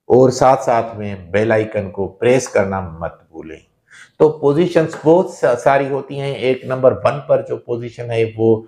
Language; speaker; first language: Urdu; non-native, local second language; Sindhi